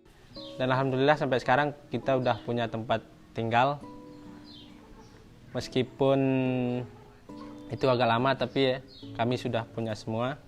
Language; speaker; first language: Indonesian; non-native, local second language; Sasak